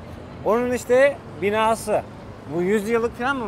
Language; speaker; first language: Turkish; native; Turkish